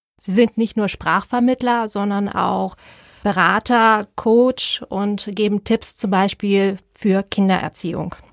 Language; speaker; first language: German; native; German